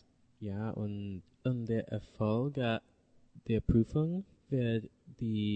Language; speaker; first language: German; non-native, learner; English